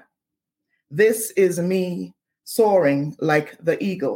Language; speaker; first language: English; non-native, local second language; Ewe